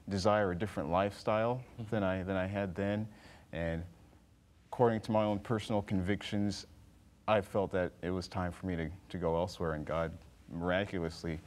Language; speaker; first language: English; native; English